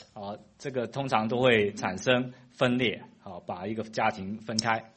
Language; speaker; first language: Chinese; non-native, fluent; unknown